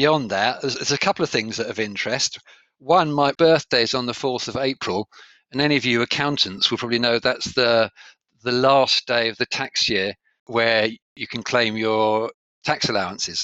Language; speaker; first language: English; native; English